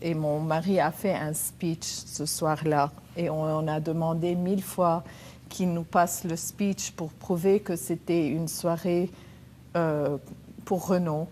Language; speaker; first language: French; non-native, local second language; Arabic